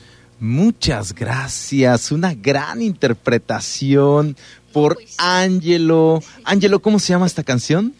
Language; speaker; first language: Spanish; native; Spanish